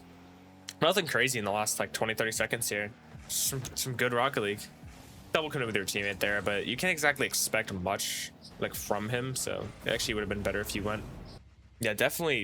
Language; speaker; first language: English; native; English